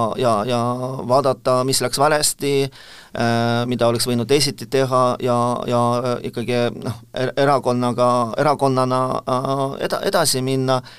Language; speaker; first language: Estonian; non-native, local second language; Russian